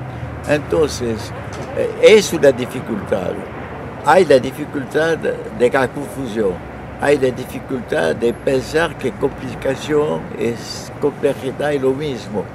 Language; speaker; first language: Spanish; non-native, fluent; French